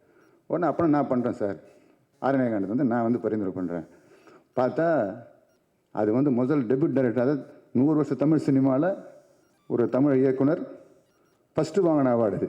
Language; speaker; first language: Tamil; native; Tamil